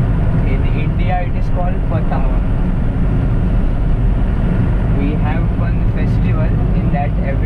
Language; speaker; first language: English; non-native, fluent; Hindi